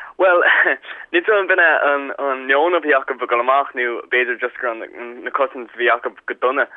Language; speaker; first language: Irish; native; Irish